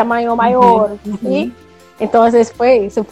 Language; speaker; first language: Spanish; non-native, learner; Portuguese